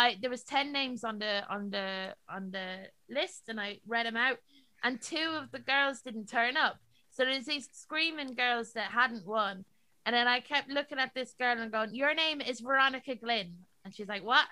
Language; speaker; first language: English; native; English